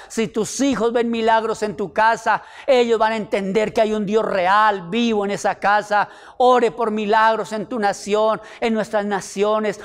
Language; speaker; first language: Spanish; native; Spanish